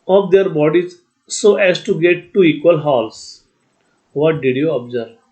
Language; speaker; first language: English; non-native, local second language; Marathi